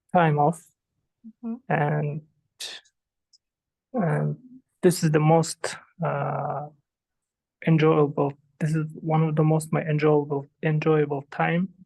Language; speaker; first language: English; non-native, fluent; Kazakh